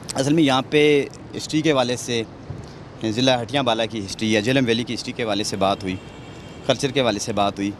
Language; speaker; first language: Urdu; non-native, local second language; Pahari-Potwari